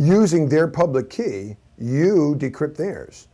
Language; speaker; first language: English; native; English